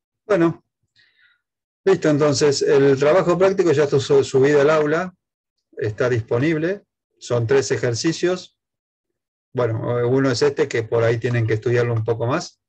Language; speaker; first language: Spanish; native; Spanish